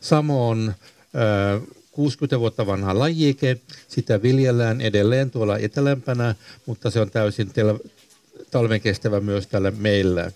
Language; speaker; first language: Finnish; non-native, local second language; Swedish